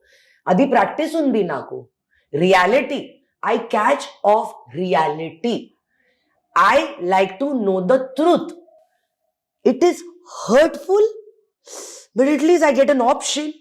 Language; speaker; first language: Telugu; non-native, fluent; Hindi